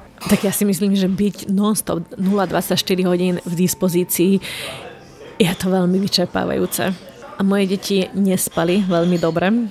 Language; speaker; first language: Slovak; non-native, local second language; Hungarian